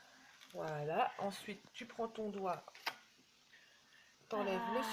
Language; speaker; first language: French; native; French